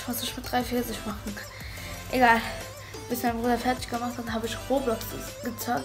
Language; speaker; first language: German; early bilingual, other home language; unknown